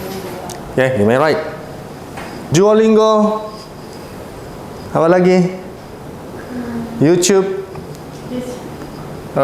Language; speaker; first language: English; non-native, fluent; Indonesian